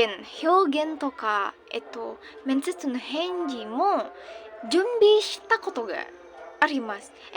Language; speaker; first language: Japanese; non-native, learner; Indonesian